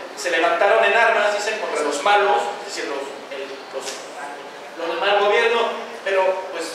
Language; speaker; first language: Spanish; non-native, fluent; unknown